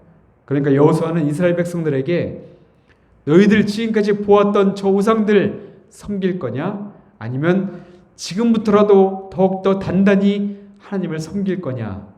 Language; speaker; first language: Korean; native; Korean